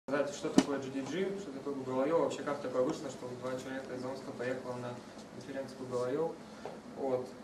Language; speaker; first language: Russian; native; Russian